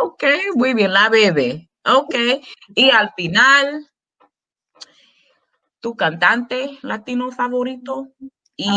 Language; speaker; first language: Spanish; non-native, learner; English